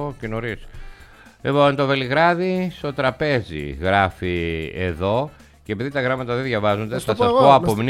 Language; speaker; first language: Greek; native; Greek